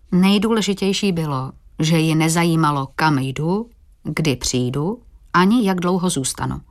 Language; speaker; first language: Czech; early bilingual, heritage; Portuguese